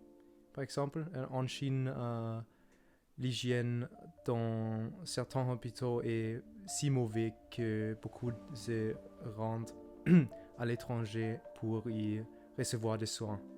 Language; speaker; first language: French; non-native, learner; German